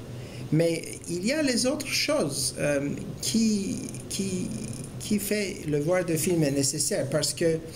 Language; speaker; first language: French; non-native, fluent; Turkish